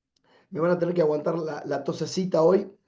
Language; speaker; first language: Spanish; native; Spanish